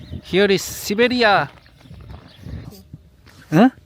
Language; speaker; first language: English; non-native, learner; Korean